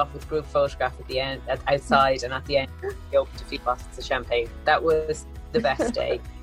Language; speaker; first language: English; native; English